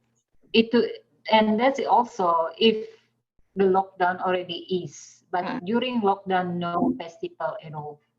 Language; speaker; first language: English; non-native, fluent; Indonesian